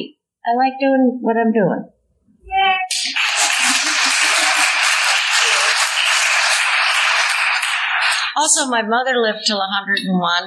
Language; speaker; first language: English; native; English